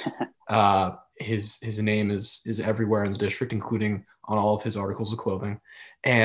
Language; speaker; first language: English; native; English